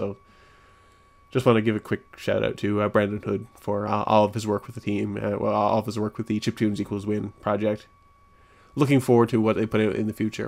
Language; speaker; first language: English; native; English